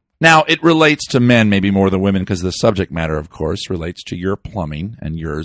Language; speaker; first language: English; native; English